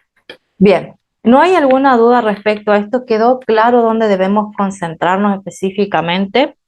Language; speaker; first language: Spanish; native; Spanish